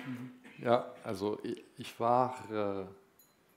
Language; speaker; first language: German; non-native, fluent; Arabic